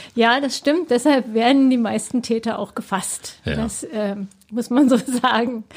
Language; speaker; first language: German; native; German